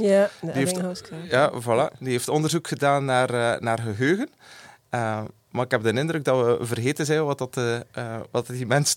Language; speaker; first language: Dutch; native; Dutch